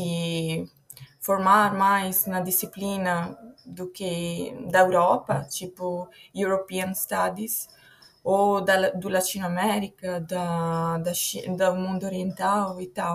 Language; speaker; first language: Portuguese; non-native, fluent; Italian